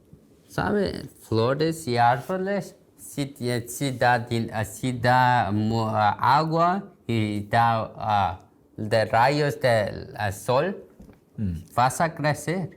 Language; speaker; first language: Spanish; non-native, learner; Korean